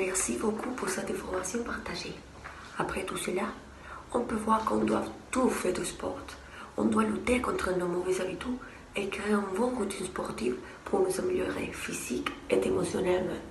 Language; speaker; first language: French; non-native, learner; Spanish